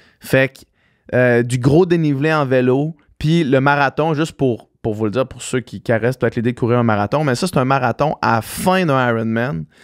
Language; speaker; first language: French; native; French